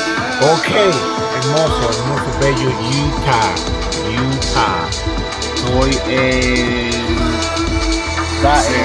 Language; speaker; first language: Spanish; early bilingual, heritage; Spanish